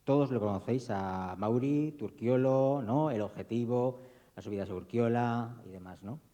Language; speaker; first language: Spanish; non-native, local second language; Basque